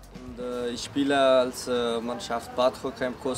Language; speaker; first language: German; non-native, learner; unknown